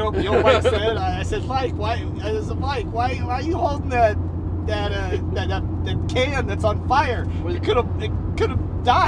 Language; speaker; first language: English; native; English